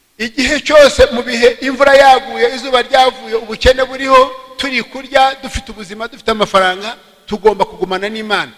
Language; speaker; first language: Kinyarwanda; early bilingual, heritage; Kinyarwanda